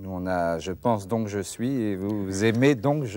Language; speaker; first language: French; native; French